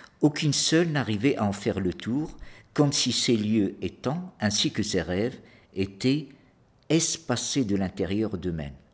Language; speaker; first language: French; non-native, local second language; Arabic